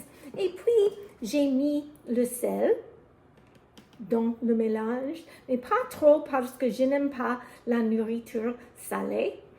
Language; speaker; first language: French; non-native, learner; English